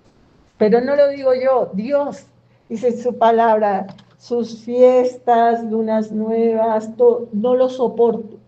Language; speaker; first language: Spanish; native; Spanish